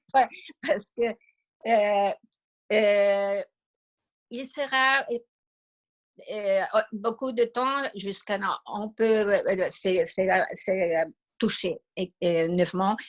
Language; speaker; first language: French; non-native, fluent; Spanish